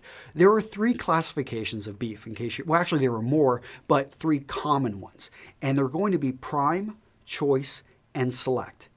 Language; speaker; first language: English; native; English